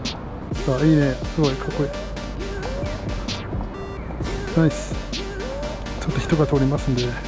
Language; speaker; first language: Japanese; non-native, fluent; English